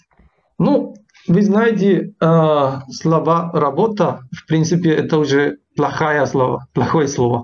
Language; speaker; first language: Russian; non-native, fluent; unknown